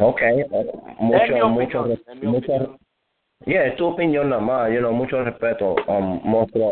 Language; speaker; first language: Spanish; early bilingual, heritage; Spanish